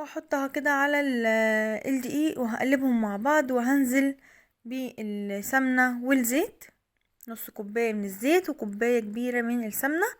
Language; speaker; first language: Arabic; native; Arabic